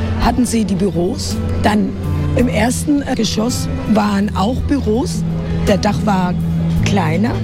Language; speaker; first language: German; non-native, fluent; Spanish